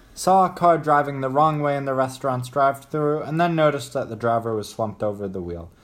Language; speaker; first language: English; native; English